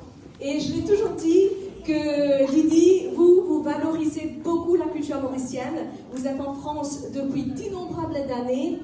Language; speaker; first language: French; non-native, local second language; Morisyen